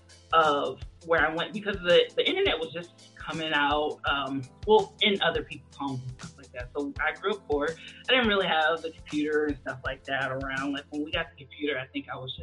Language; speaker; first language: English; native; English